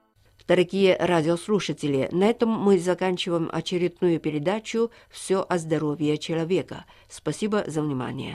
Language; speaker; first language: Russian; non-native, fluent; Chinese